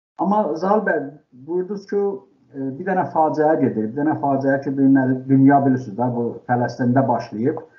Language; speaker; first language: Azerbaijani; non-native, local second language; Talysh